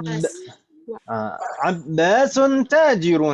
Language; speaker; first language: Arabic; non-native, fluent; Indonesian